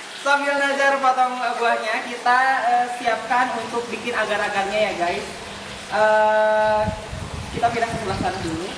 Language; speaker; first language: Indonesian; native; Indonesian